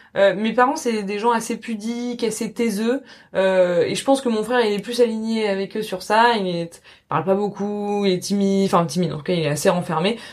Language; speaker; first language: French; native; French